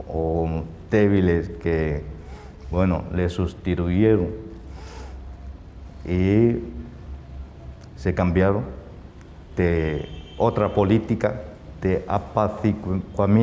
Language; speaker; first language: Spanish; non-native, fluent; Chinese